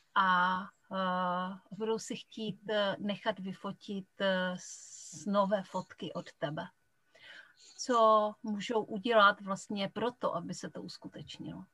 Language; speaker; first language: Czech; native; Czech